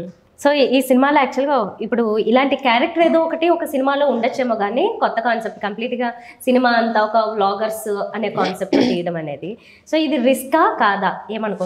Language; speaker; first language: Telugu; native; Telugu